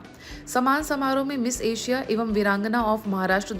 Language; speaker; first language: Hindi; native; Hindi